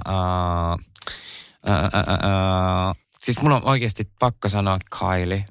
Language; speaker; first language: Finnish; native; Finnish